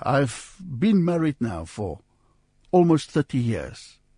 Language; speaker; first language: English; non-native, local second language; Afrikaans